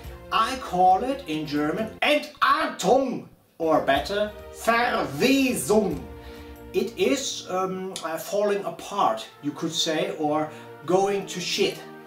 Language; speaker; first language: English; non-native, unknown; German